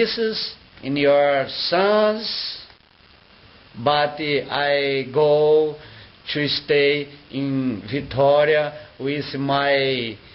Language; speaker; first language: English; non-native, learner; Portuguese